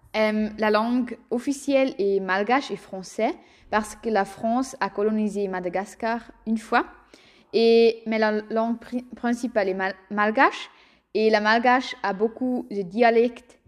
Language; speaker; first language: French; non-native, learner; German